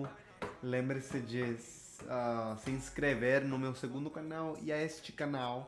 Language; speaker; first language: Portuguese; non-native, learner; Spanish